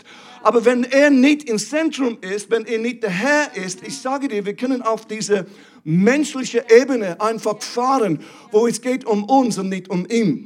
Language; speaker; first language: German; non-native, fluent; English